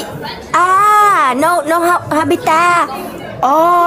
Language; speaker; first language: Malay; non-native, learner; Vietnamese